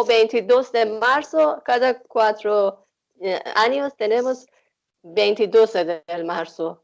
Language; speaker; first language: Spanish; non-native, fluent; Persian